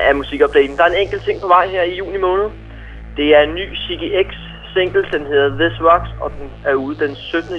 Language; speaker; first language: Danish; native; Danish